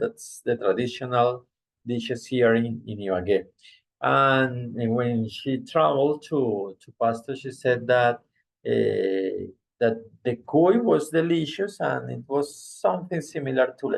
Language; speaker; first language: English; non-native, fluent; Spanish